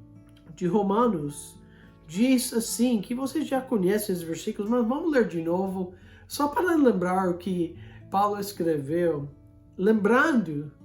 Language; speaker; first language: Portuguese; non-native, fluent; English